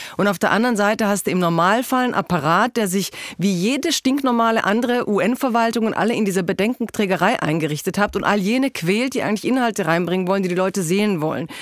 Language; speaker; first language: German; early bilingual, other home language; Croatian